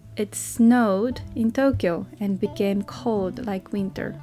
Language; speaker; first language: English; non-native, learner; Japanese